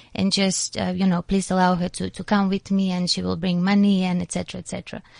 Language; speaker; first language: English; non-native, fluent; Macedonian